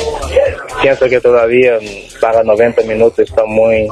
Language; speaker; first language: Spanish; non-native, learner; Portuguese